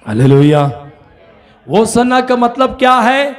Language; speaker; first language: Hindi; non-native, local second language; Tamil